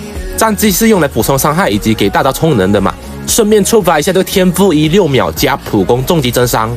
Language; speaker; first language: Chinese; native; Chinese